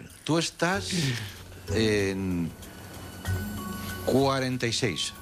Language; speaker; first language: Spanish; native; Spanish